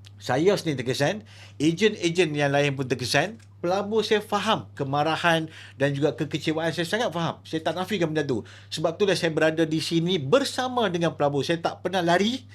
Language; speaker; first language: Malay; native; Malay